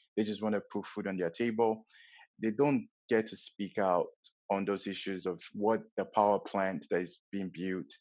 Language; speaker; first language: English; non-native, local second language; Yoruba